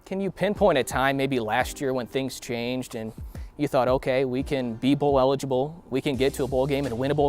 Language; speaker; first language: English; native; English